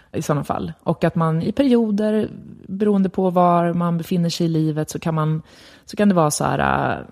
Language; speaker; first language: Swedish; native; Swedish